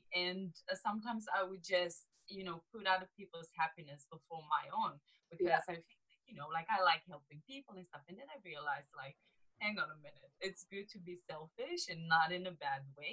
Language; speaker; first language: English; non-native, fluent; Romanian